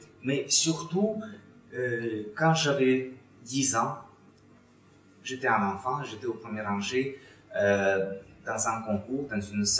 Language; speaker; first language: French; non-native, fluent; Russian